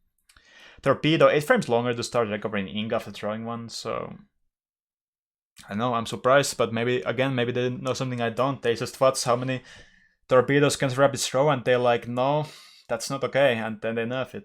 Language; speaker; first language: English; non-native, fluent; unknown